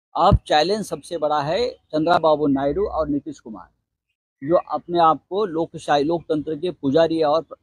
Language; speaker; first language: Hindi; non-native, local second language; Marathi